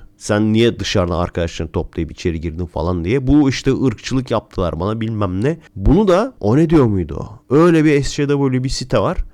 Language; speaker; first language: Turkish; native; Turkish